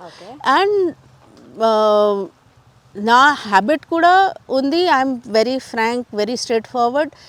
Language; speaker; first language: Telugu; non-native, local second language; Hindi